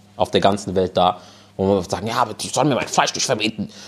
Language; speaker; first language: German; native; German